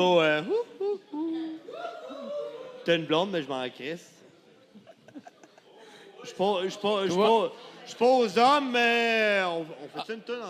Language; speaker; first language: French; native; French